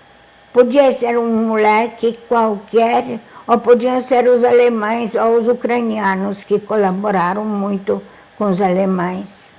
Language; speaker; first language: Portuguese; non-native, fluent; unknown